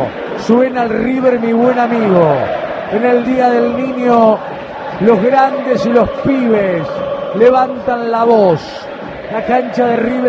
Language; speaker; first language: Spanish; native; Spanish